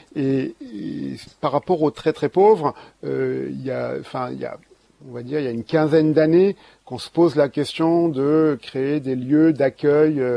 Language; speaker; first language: French; native; French